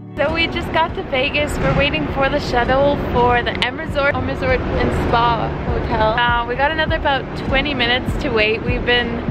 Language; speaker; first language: English; native; English